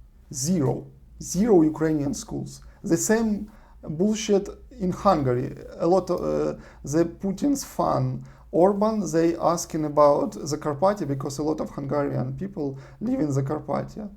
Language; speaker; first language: English; non-native, learner; Russian